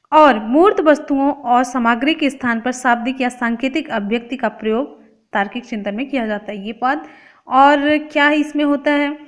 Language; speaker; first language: Hindi; native; Hindi